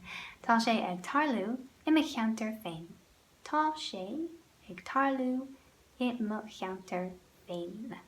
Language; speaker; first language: Irish; non-native, local second language; English